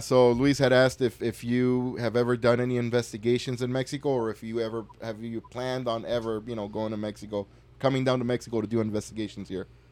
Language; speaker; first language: English; early bilingual, other home language; Spanish